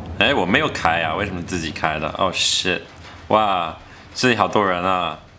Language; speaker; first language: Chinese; non-native, fluent; English